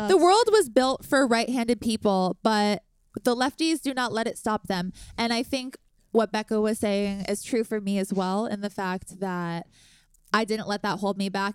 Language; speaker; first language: English; native; English